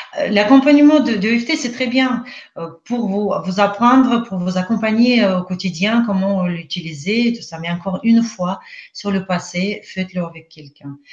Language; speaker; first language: French; non-native, fluent; Russian